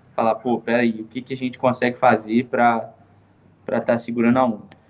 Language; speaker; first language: Portuguese; native; Portuguese